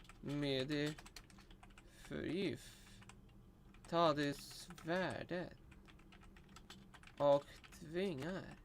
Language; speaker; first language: Swedish; non-native, learner; Russian